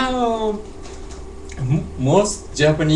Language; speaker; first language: English; non-native, learner; Japanese